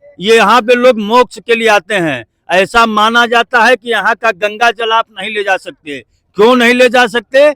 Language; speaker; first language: Hindi; native; Hindi